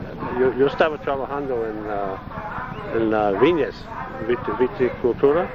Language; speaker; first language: Spanish; non-native, learner; Italian